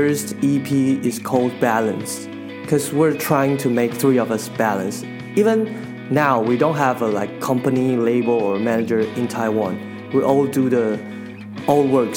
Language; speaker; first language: English; non-native, fluent; Chinese